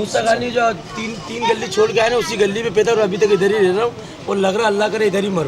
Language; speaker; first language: Hindi; non-native, local second language; Bangla